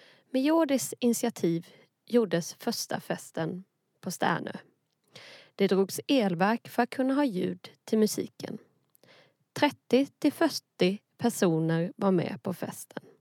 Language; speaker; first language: Swedish; native; Swedish